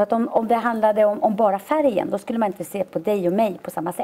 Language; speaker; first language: Swedish; native; Swedish